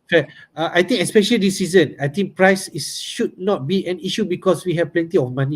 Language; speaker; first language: English; non-native, local second language; Malay